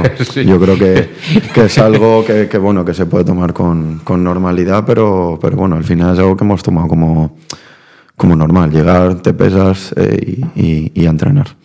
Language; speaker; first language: Spanish; native; Spanish